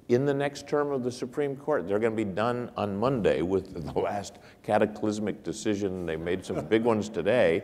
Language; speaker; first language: English; native; English